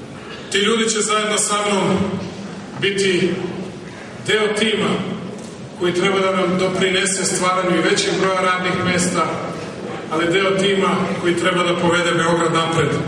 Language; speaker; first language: Serbian; native; Serbian